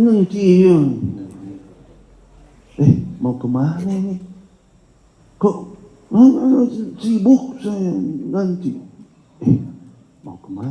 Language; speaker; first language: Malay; non-native, fluent; Arabic